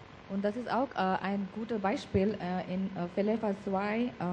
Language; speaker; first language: German; non-native, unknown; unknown